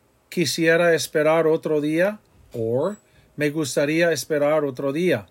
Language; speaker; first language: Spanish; non-native, fluent; English